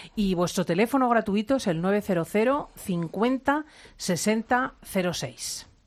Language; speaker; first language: Spanish; native; Spanish